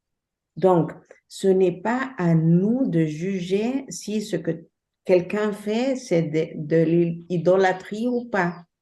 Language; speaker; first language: French; non-native, fluent; Spanish